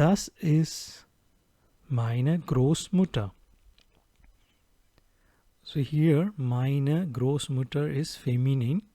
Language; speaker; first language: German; non-native, fluent; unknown